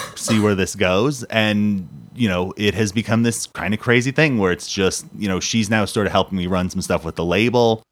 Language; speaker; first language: English; native; English